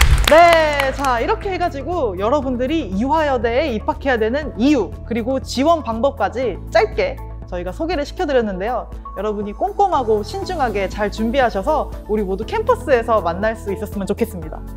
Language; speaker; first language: Korean; native; Korean